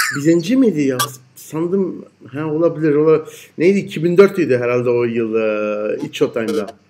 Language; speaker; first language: Turkish; early bilingual, heritage; Turkish